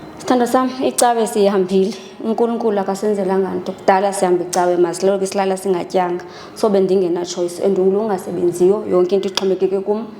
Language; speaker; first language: Zulu; non-native, local second language; Xhosa